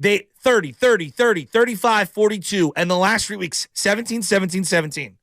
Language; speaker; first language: English; native; English